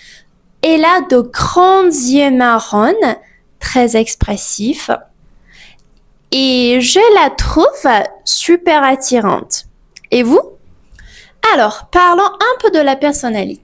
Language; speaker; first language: French; non-native, fluent; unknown